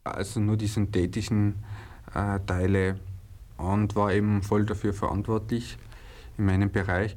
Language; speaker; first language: German; native; German